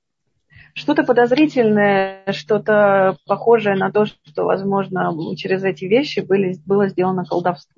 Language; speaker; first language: Russian; native; Russian